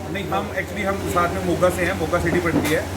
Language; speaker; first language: Hindi; non-native, local second language; Punjabi